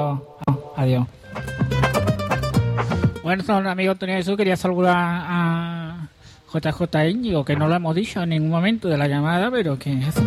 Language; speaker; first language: Spanish; native; Spanish